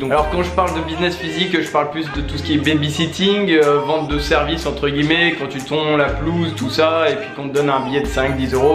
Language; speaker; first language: French; native; French